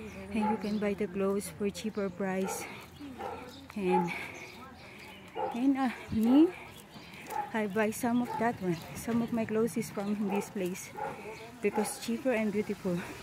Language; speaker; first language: English; non-native, local second language; Filipino